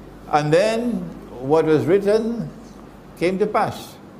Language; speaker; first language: English; native; English